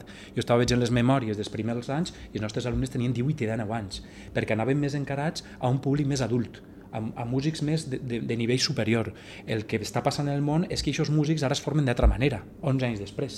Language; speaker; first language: Catalan; native; Catalan